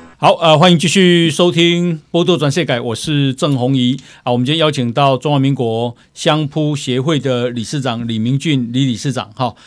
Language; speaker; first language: Chinese; native; Chinese